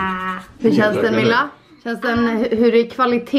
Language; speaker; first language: Swedish; native; Swedish